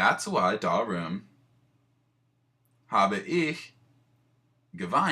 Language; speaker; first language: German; non-native, learner; English